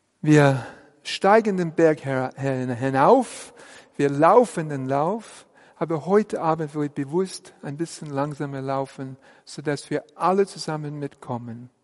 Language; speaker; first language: German; non-native, fluent; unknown